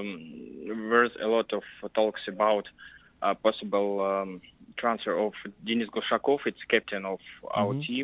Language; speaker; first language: English; non-native, learner; Russian